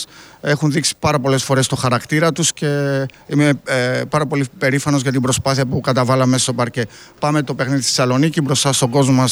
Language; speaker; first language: Greek; native; Greek